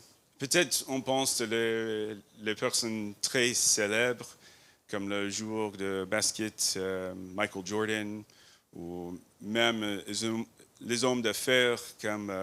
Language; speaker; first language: French; non-native, learner; English